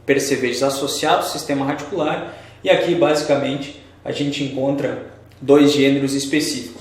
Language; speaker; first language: Portuguese; native; Portuguese